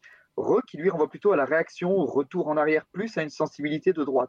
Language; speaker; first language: French; native; French